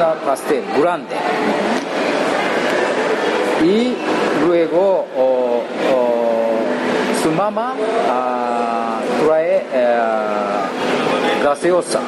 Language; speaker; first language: Spanish; non-native, learner; Japanese